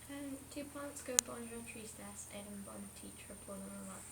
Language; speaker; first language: French; non-native, learner; English